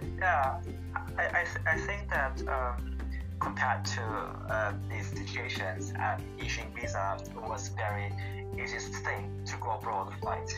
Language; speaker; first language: English; non-native, learner; Korean